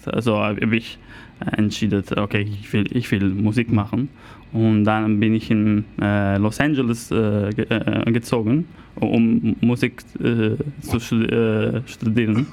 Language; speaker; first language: German; non-native, fluent; Italian